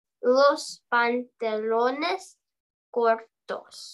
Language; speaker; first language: Spanish; non-native, learner; English